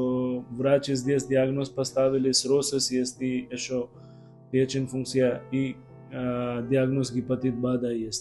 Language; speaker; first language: Russian; non-native, learner; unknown